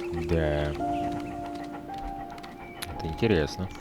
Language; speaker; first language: Russian; native; Russian